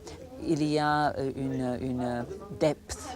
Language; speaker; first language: French; non-native, fluent; Croatian